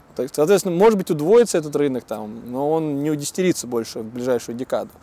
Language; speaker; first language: Russian; native; Russian